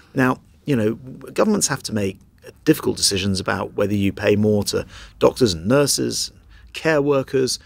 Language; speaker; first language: English; native; English